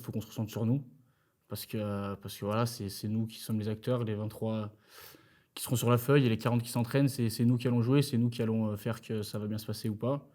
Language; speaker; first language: French; native; French